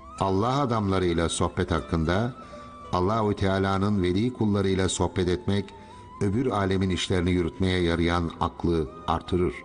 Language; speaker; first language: Turkish; native; Turkish